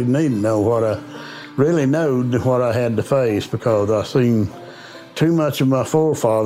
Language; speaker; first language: English; native; English